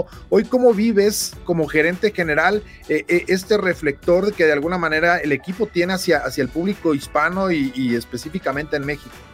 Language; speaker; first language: Spanish; native; Spanish